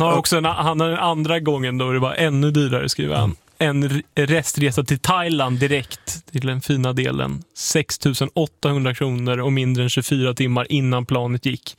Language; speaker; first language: Swedish; native; Swedish